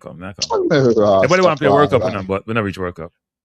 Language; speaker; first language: English; native; English